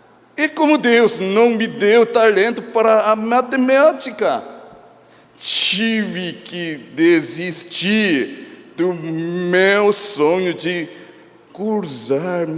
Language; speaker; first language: Portuguese; non-native, fluent; Korean